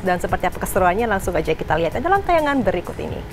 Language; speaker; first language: Indonesian; native; Indonesian